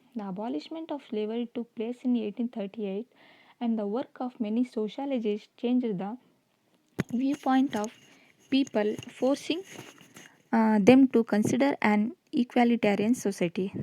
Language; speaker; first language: English; non-native, local second language; Kannada